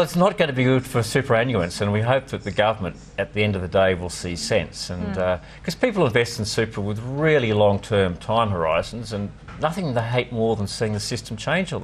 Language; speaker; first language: English; native; English